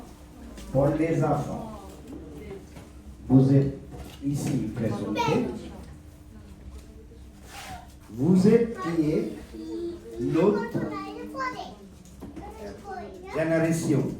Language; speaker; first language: French; non-native, learner; Bangla